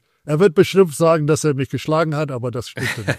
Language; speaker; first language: German; non-native, fluent; English